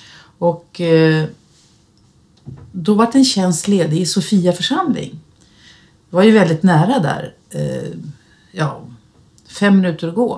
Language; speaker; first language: Swedish; native; Swedish